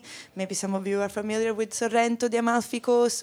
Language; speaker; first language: English; non-native, fluent; Italian